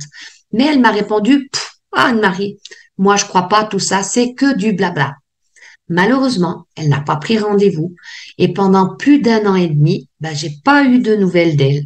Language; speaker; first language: French; native; French